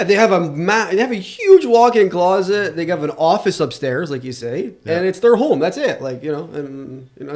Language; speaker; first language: English; non-native, local second language; French